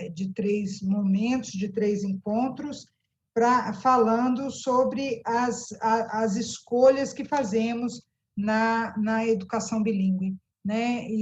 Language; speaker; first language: Portuguese; native; Portuguese